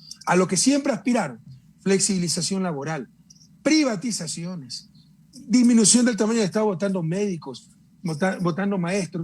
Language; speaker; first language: Spanish; native; Spanish